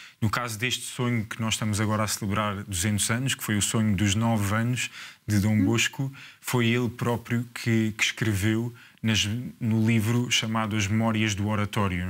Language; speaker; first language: Portuguese; native; Portuguese